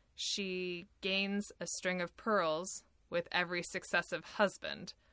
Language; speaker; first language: English; native; English